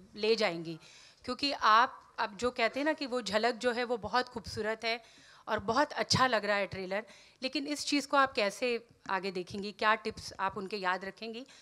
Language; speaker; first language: Hindi; native; Hindi